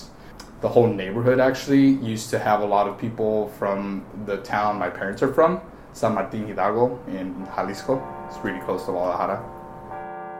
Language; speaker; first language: English; native; English